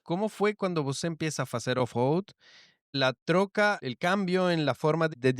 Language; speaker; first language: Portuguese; non-native, learner; Spanish